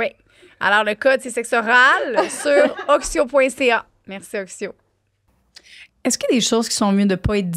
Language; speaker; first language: French; native; French